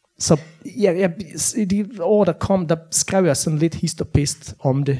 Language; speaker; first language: Danish; non-native, fluent; Bosnian